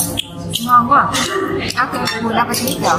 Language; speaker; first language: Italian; non-native, fluent; Vietnamese